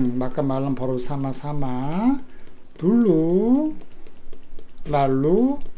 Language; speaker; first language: Indonesian; non-native, learner; Korean